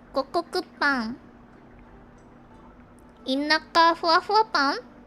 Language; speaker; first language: Japanese; non-native, learner; Filipino